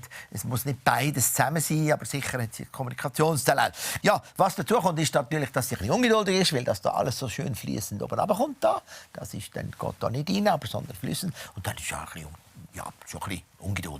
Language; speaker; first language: German; native; German